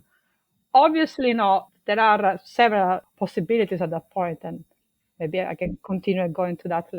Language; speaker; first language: English; non-native, fluent; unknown